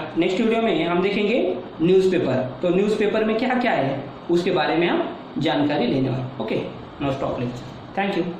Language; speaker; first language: Hindi; non-native, local second language; Marathi